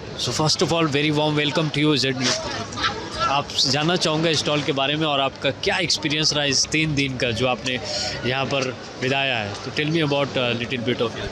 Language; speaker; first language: Hindi; native; Hindi